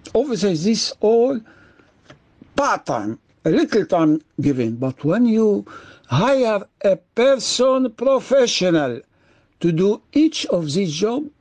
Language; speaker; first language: English; non-native, fluent; Arabic